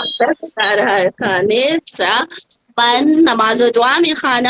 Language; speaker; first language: Persian; non-native, learner; Urdu